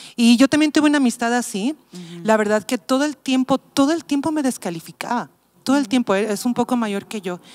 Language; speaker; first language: Spanish; native; Spanish